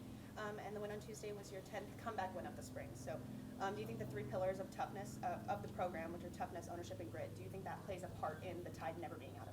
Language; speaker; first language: English; native; English